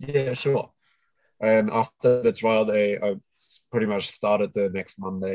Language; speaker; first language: English; non-native, fluent; German